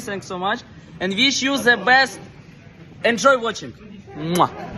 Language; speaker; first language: English; non-native, learner; Ukrainian